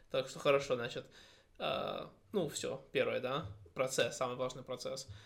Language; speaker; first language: Russian; early bilingual, heritage; Russian